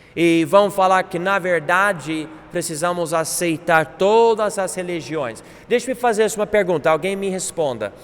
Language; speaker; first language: Portuguese; non-native, fluent; English